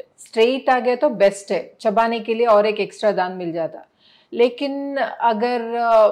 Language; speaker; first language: Hindi; non-native, local second language; Telugu